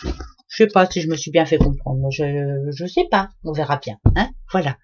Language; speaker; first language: French; native; French